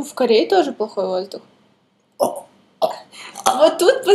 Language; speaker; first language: Russian; native; Russian